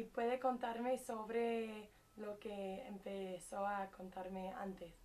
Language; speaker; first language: Spanish; non-native, learner; English